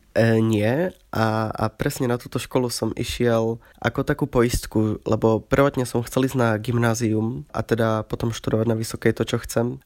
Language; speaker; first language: Slovak; native; Slovak